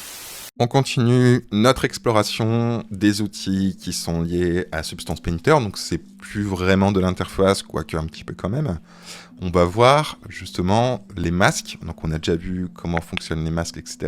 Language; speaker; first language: French; native; French